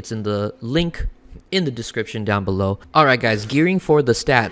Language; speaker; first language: English; native; English